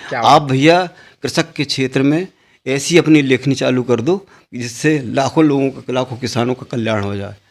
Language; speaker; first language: Hindi; native; Hindi